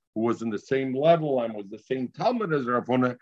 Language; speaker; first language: English; native; English